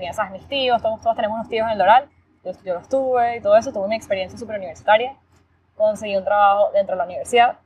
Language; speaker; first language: Spanish; native; Spanish